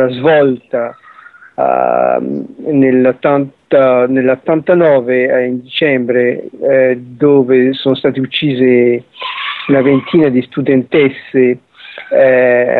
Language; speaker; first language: Italian; early bilingual, heritage; Italian